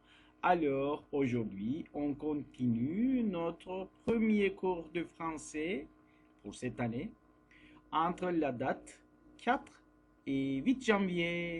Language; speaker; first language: French; non-native, fluent; Turkish